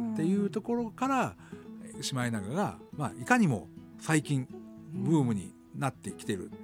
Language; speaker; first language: Japanese; native; Japanese